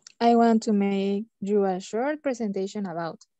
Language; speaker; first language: English; non-native, learner; Spanish